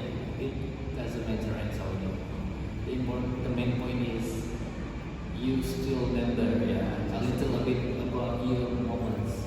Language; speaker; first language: English; non-native, learner; Indonesian